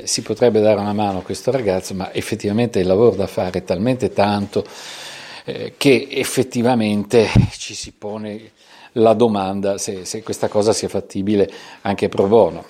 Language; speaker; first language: Italian; native; Italian